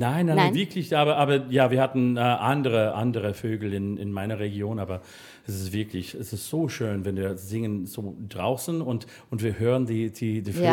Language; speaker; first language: German; non-native, fluent; English